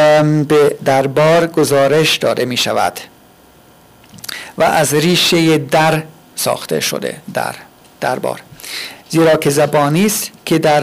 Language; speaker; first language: Persian; non-native, fluent; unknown